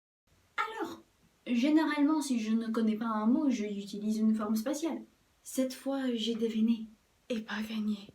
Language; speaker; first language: French; non-native, fluent; English